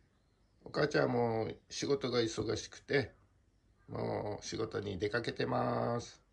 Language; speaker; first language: Japanese; native; Japanese